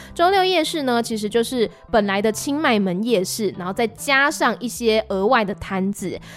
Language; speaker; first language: Chinese; native; Chinese